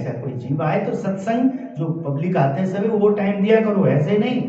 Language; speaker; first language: Hindi; native; Hindi